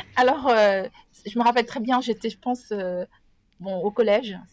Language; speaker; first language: French; native; French